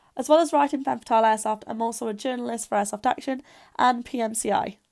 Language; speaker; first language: English; native; English